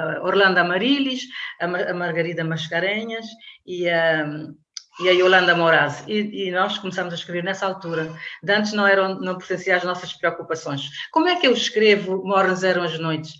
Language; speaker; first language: Portuguese; non-native, local second language; Kabuverdianu